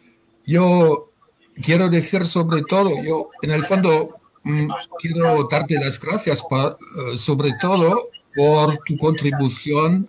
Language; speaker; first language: Spanish; non-native, fluent; German